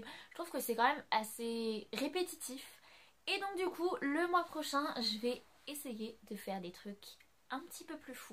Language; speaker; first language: French; native; French